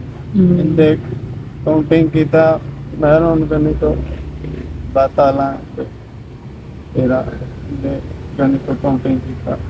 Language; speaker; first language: Filipino; non-native, learner; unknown